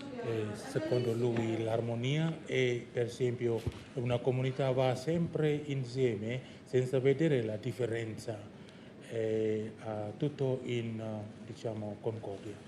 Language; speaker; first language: Italian; non-native, learner; Indonesian